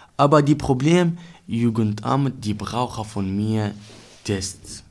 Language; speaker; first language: German; non-native, learner; Arabic